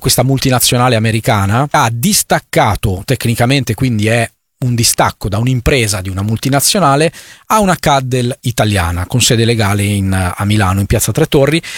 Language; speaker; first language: Italian; native; Italian